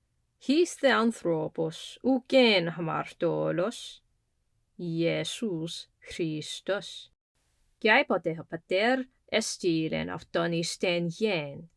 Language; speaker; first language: Greek; non-native, fluent; English